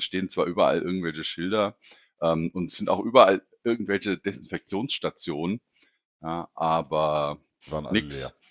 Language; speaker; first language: German; native; German